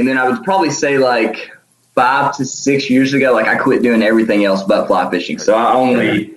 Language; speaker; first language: English; native; English